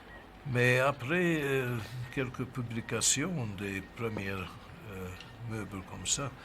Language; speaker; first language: French; non-native, fluent; Hungarian